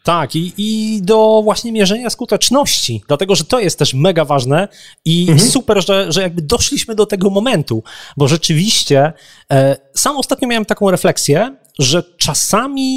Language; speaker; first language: Polish; native; Polish